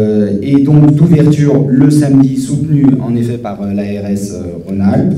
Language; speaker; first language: French; native; French